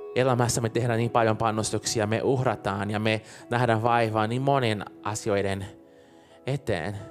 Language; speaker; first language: Finnish; non-native, fluent; Portuguese